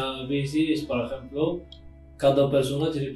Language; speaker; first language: Spanish; non-native, learner; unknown